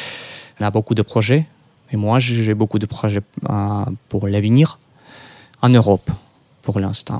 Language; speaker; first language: French; non-native, fluent; Russian